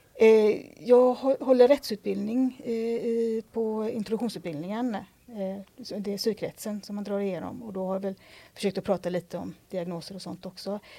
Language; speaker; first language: Swedish; native; Swedish